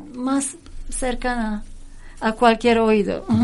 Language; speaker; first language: Spanish; non-native, fluent; Turkish